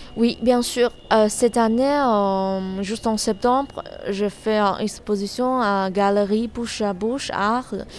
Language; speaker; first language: French; non-native, learner; Chinese